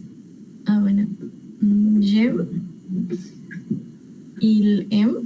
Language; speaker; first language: French; non-native, learner; Spanish